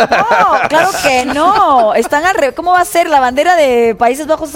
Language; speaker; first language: Spanish; native; Spanish